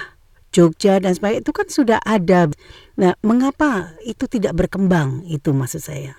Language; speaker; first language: Indonesian; native; Indonesian